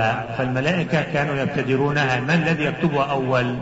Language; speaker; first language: Arabic; native; Arabic